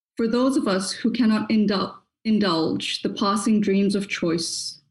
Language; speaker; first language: English; native; English